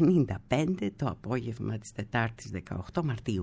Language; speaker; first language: Greek; native; Greek